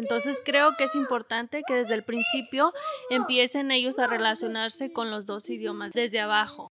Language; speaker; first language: Spanish; native; Spanish